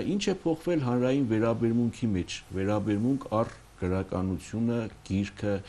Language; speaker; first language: Armenian; native; Armenian